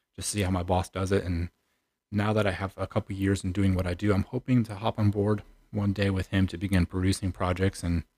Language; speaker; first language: English; native; English